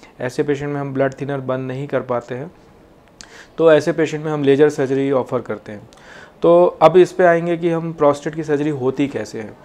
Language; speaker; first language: Hindi; native; Hindi